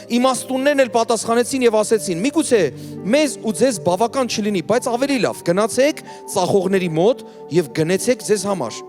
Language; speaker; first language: Armenian; native; Armenian